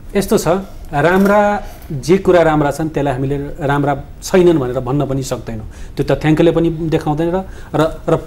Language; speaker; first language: Nepali; non-native, local second language; Maithili